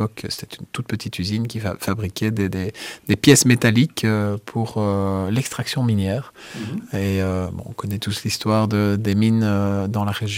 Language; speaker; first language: French; native; French